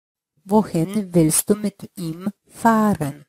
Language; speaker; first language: German; non-native, fluent; Polish